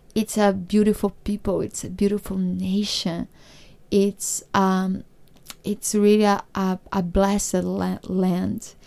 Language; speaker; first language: English; non-native, learner; Portuguese